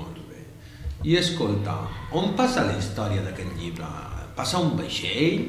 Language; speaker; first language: Catalan; native; Catalan